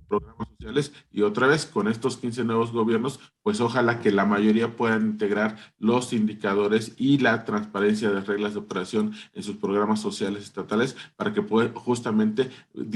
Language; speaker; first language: Spanish; native; Spanish